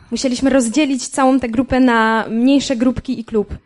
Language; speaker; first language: Polish; native; Polish